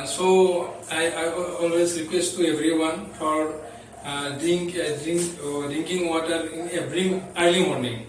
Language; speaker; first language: English; non-native, local second language; Assamese